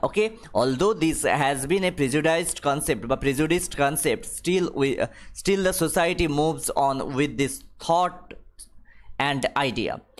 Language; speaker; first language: English; non-native, local second language; Bangla